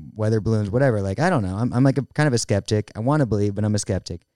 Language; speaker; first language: English; native; English